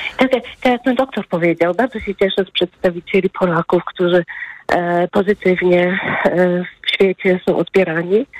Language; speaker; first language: Polish; native; Polish